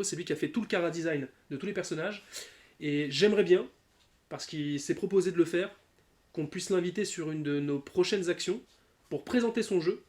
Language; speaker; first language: French; native; French